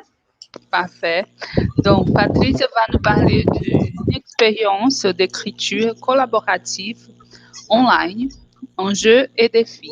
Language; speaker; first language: French; non-native, fluent; Portuguese